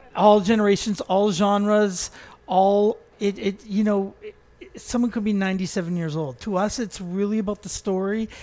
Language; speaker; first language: English; native; English